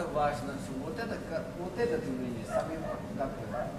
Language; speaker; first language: Russian; non-native, learner; Chinese